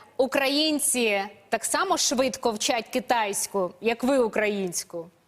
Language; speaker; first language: Ukrainian; native; Ukrainian